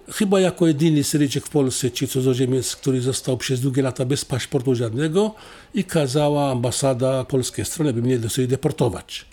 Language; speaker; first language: Polish; non-native, fluent; Assyrian Neo-Aramaic